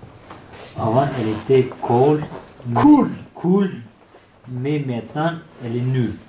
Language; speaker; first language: French; non-native, learner; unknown